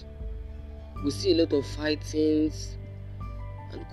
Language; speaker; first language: English; non-native, local second language; Yoruba